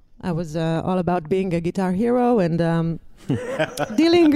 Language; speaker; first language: English; non-native, fluent; Hebrew